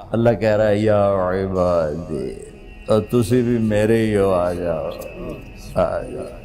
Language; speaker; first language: Urdu; non-native, local second language; Punjabi